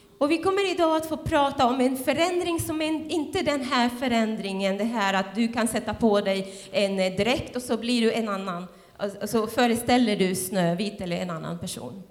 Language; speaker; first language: Swedish; non-native, fluent; Spanish